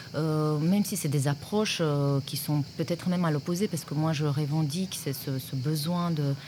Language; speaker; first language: French; non-native, fluent; Romanian